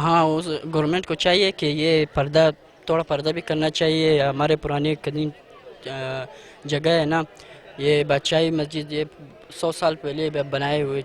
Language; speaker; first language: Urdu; non-native, local second language; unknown